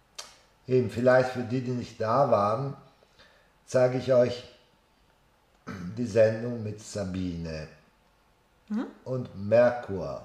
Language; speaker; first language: German; non-native, fluent; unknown